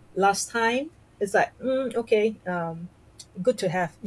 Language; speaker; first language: English; non-native, local second language; Chinese